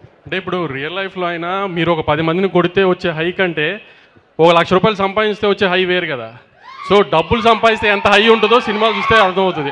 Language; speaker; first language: Telugu; native; Telugu